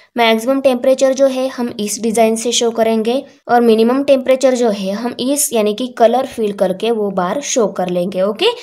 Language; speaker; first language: Hindi; non-native, local second language; Marathi